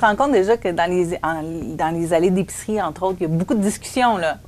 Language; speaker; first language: French; native; French